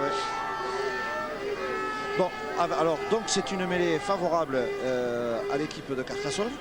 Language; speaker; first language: French; native; French